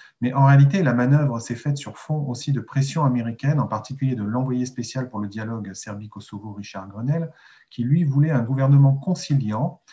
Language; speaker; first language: French; native; French